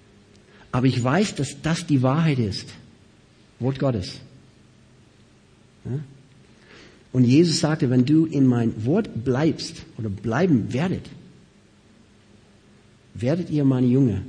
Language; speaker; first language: German; non-native, fluent; English